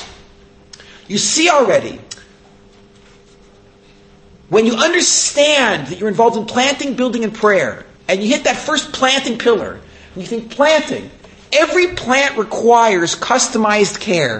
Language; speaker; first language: English; native; English